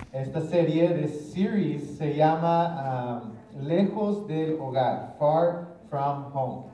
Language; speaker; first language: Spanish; early bilingual, heritage; English